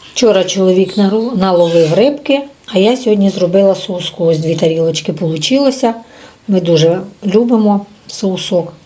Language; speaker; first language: Ukrainian; non-native, local second language; Russian